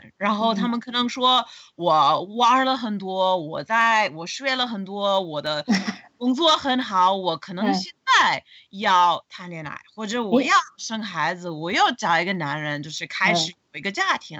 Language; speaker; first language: Chinese; non-native, fluent; English